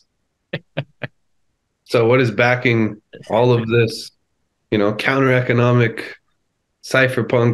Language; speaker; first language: English; native; English